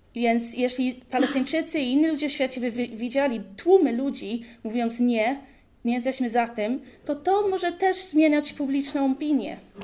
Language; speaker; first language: Polish; early bilingual, heritage; Polish